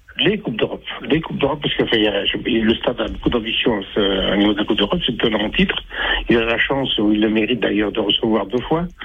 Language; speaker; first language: French; native; French